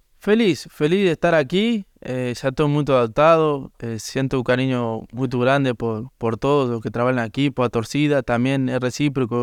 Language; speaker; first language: Portuguese; non-native, learner; Spanish